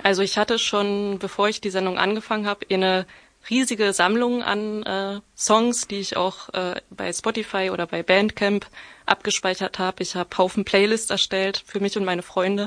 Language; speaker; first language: German; native; German